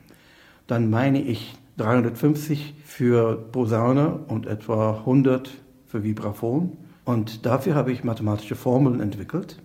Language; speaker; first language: German; non-native, fluent; English